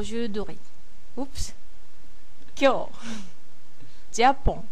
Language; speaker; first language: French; non-native, fluent; Japanese